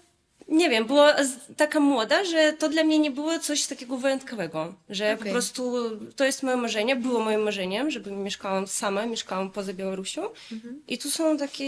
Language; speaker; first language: Polish; non-native, fluent; Russian